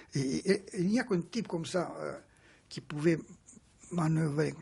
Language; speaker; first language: French; non-native, fluent; Romanian